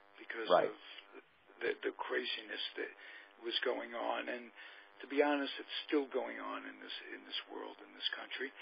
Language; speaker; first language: English; native; English